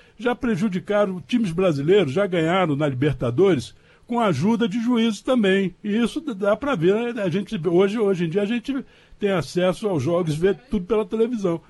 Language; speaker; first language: Portuguese; native; Portuguese